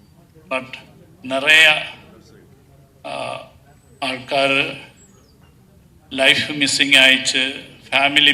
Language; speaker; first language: Tamil; non-native, learner; Malayalam